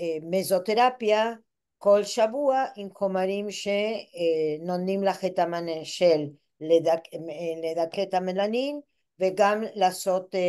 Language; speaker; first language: Hebrew; non-native, fluent; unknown